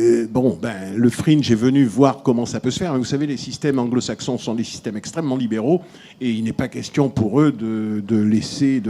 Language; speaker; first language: French; native; French